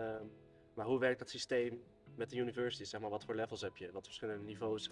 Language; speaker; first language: Dutch; native; Dutch